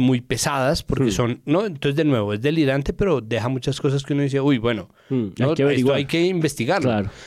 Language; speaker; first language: Spanish; native; Spanish